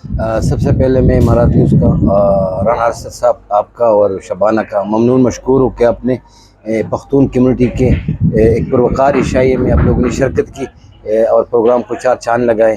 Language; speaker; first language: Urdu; non-native, local second language; Pashto